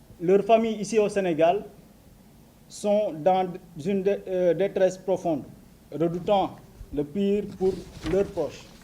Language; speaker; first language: French; non-native, local second language; Wolof